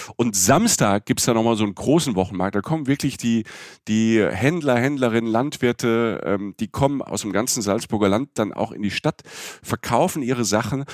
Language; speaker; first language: German; native; German